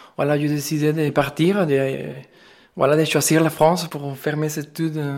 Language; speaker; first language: French; non-native, fluent; Spanish